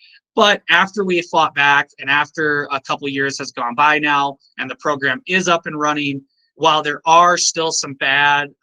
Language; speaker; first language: English; native; English